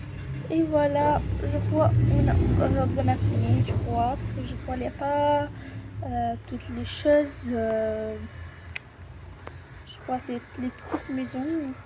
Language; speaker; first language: French; non-native, learner; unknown